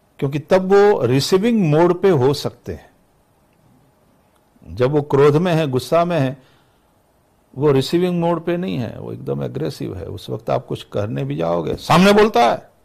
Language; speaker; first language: Hindi; non-native, local second language; Gujarati